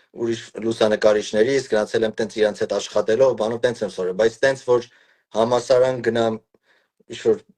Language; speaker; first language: Armenian; early bilingual, heritage; Armenian